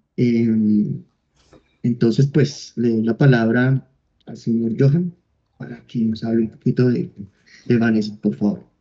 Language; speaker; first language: Spanish; native; Spanish